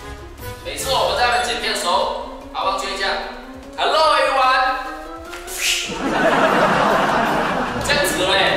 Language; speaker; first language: Chinese; native; Chinese